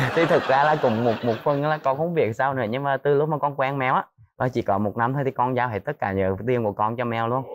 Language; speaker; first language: Vietnamese; native; Vietnamese